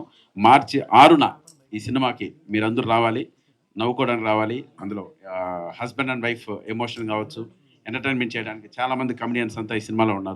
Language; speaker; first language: Telugu; native; Telugu